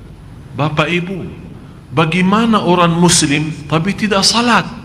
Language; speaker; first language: Indonesian; non-native, fluent; Arabic